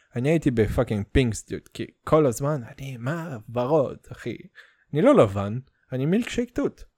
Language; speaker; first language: Hebrew; early bilingual, other home language; Russian